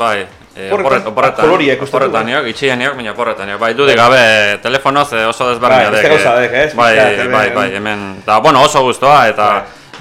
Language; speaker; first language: Basque; native; Basque